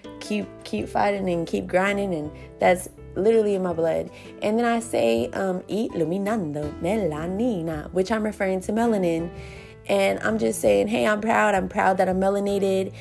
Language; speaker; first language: English; early bilingual, other home language; Spanish